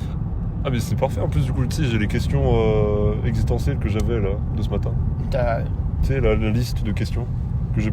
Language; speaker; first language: French; native; French